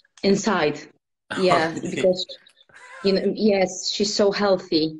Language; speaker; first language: English; non-native, fluent; Polish